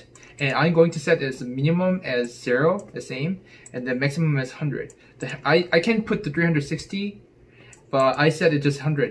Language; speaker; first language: English; non-native, fluent; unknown